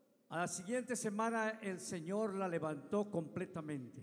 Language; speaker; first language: Spanish; native; Spanish